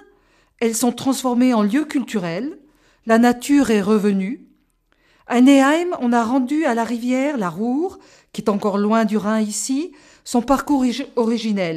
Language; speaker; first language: French; native; French